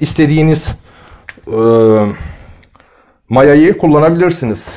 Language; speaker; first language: Turkish; native; Turkish